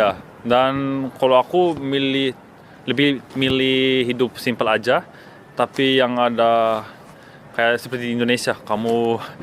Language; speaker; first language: Indonesian; early bilingual, heritage; Indonesian